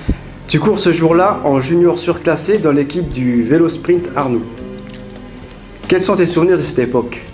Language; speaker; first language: French; native; French